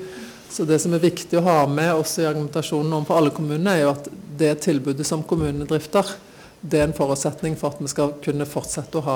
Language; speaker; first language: Norwegian; native; Norwegian